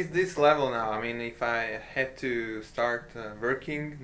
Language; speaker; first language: English; non-native, fluent; Hungarian